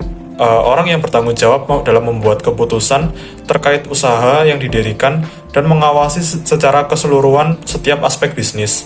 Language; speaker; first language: Indonesian; native; Indonesian